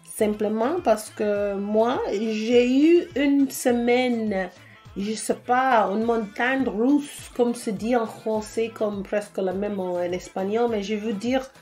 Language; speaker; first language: French; non-native, fluent; English